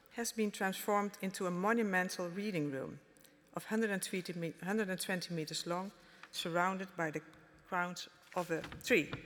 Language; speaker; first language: English; non-native, fluent; Dutch